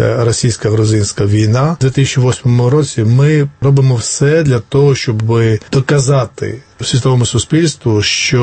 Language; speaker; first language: Ukrainian; non-native, fluent; Georgian